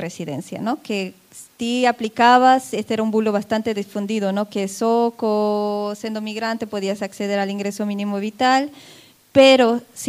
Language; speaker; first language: Spanish; native; Spanish